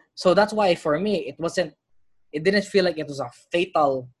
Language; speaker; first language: English; non-native, local second language; Filipino